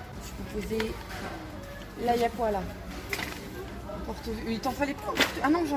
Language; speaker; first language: French; native; French